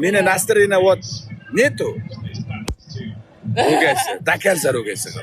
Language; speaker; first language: Russian; non-native, local second language; Uzbek